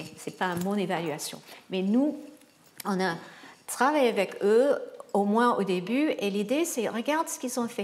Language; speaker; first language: French; non-native, fluent; English